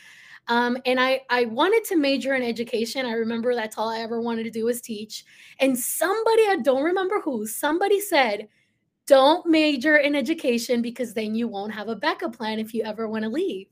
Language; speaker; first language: English; early bilingual, other home language; Spanish